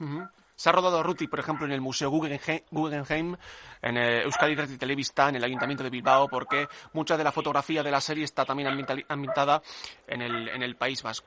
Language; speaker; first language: Spanish; native; Spanish